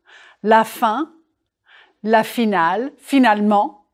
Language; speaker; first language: French; non-native, fluent; English